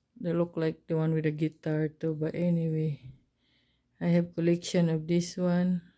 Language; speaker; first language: English; non-native, learner; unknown